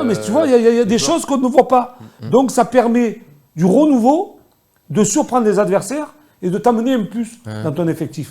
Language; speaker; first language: French; native; French